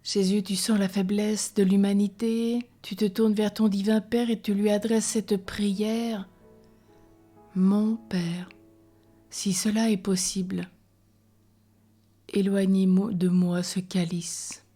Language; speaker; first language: French; native; French